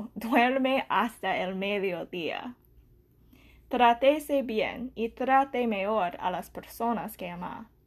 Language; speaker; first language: Spanish; non-native, learner; English